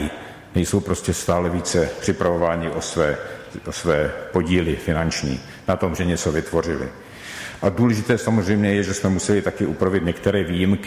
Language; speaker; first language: Czech; native; Czech